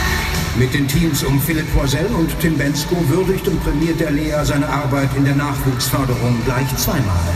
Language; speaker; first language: German; native; German